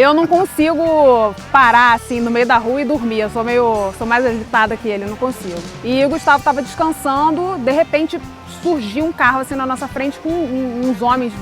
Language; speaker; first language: Portuguese; native; Portuguese